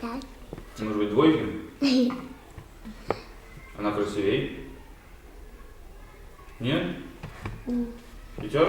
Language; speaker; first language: Russian; native; Russian